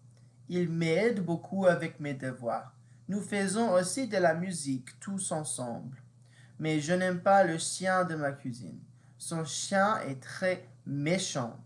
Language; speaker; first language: French; non-native, fluent; English